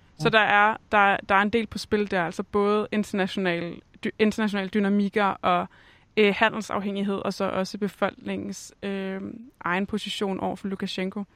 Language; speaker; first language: Danish; native; Danish